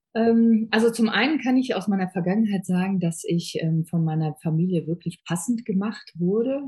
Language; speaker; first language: German; native; German